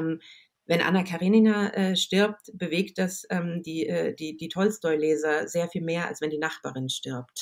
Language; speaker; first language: German; native; German